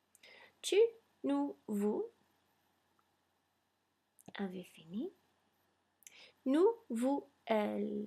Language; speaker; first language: French; non-native, fluent; English